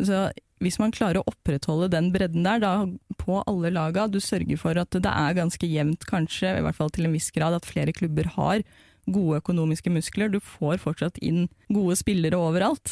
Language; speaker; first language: Norwegian; native; Norwegian